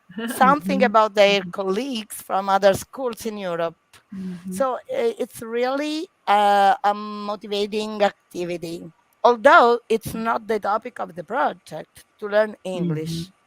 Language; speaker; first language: English; non-native, fluent; Italian